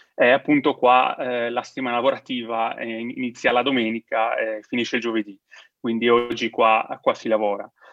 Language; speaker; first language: Italian; native; Italian